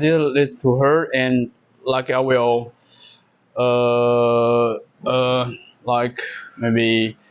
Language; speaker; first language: English; non-native, learner; Chinese